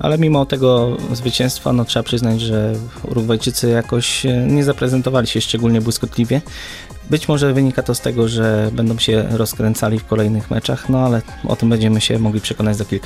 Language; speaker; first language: Polish; native; Polish